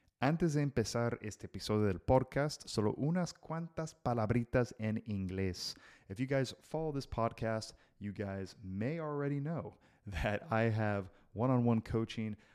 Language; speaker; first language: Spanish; non-native, fluent; English